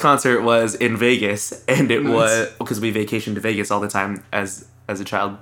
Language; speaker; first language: English; native; English